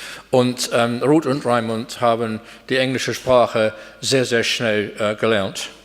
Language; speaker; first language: German; non-native, fluent; English